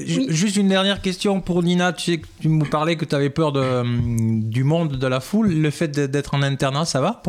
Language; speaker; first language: French; native; French